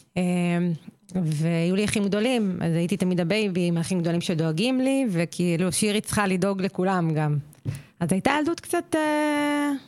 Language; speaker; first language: Hebrew; native; Hebrew